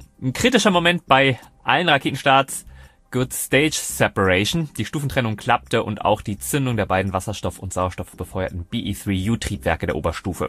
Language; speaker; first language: German; native; German